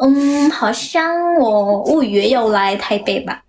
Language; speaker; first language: Chinese; non-native, learner; Indonesian